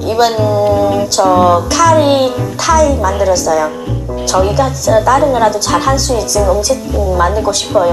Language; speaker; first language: Korean; non-native, learner; Filipino